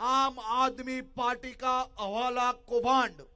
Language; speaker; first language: Hindi; non-native, local second language; Gujarati